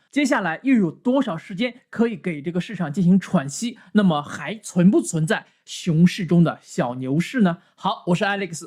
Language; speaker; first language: Chinese; native; Chinese